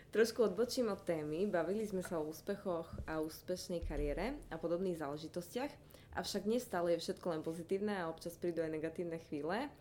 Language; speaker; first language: Slovak; native; Slovak